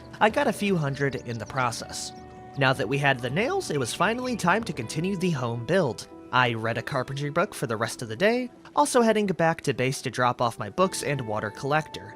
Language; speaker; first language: English; native; English